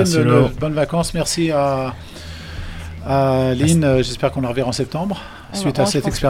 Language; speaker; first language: French; native; French